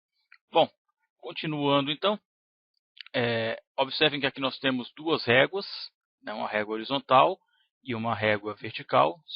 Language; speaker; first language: Portuguese; native; Portuguese